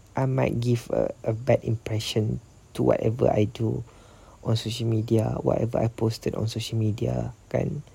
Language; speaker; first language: English; non-native, local second language; Malay